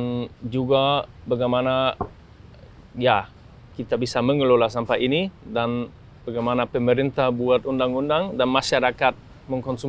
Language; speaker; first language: Indonesian; non-native, fluent; German